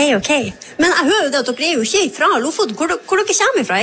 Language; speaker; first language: Norwegian; native; Norwegian